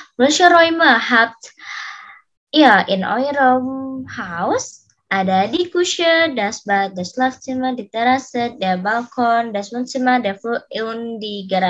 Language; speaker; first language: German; non-native, learner; Indonesian